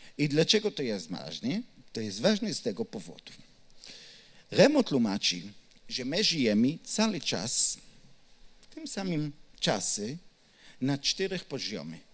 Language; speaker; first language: Polish; non-native, learner; Hebrew